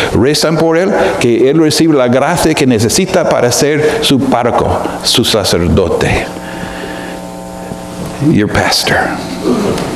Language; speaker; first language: Spanish; non-native, fluent; English